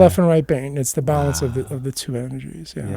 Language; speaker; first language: English; native; English